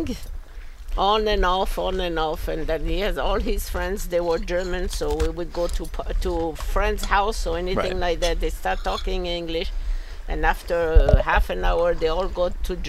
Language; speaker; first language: English; non-native, fluent; French